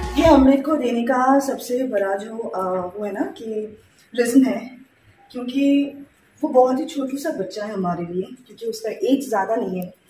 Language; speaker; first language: Hindi; non-native, local second language; Bangla